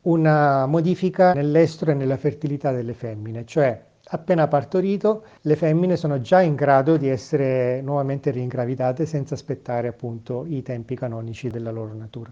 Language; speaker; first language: Italian; native; Italian